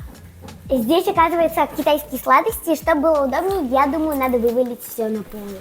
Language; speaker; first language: Russian; native; Russian